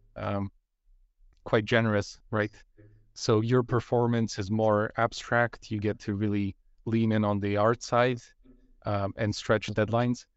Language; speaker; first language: English; non-native, fluent; Bulgarian